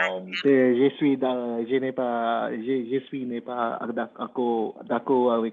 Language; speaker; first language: French; non-native, learner; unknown